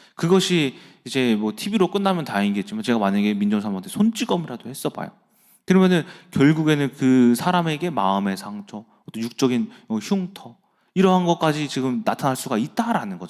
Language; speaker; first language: Korean; native; Korean